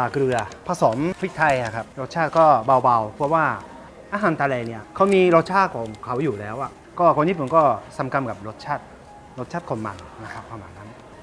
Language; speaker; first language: Thai; non-native, fluent; Japanese